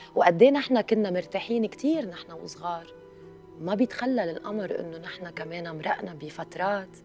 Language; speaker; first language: Arabic; native; Arabic